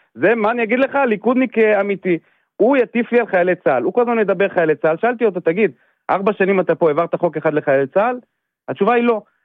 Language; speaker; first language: Hebrew; native; Hebrew